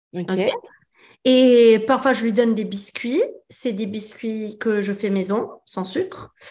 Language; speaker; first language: French; early bilingual, other home language; Italian